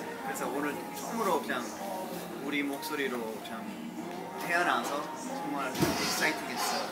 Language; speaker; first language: Korean; early bilingual, heritage; English